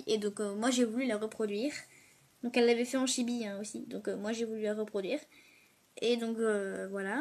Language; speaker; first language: French; native; French